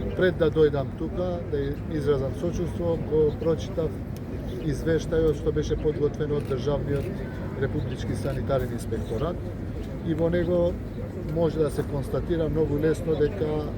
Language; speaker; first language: Macedonian; non-native, local second language; Albanian